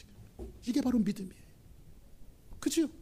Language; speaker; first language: Korean; native; Korean